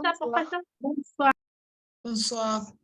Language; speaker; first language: French; non-native, learner; Spanish